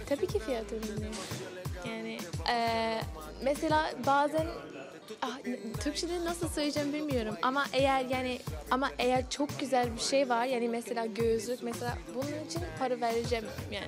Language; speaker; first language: Turkish; non-native, learner; English